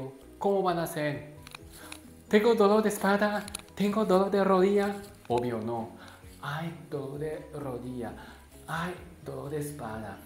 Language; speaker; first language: Spanish; non-native, learner; Japanese